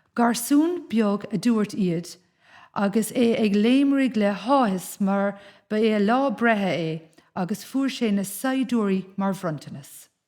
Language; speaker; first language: Irish; native; Irish